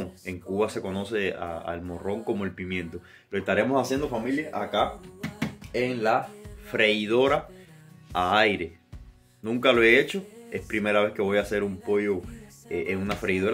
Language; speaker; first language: Spanish; native; Spanish